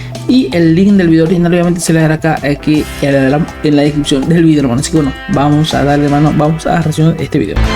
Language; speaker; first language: Spanish; native; Spanish